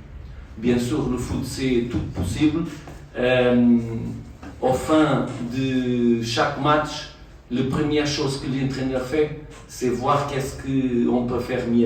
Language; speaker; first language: French; non-native, fluent; Portuguese